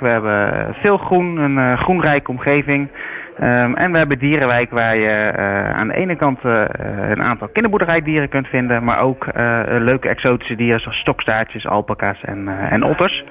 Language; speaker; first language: Dutch; native; Dutch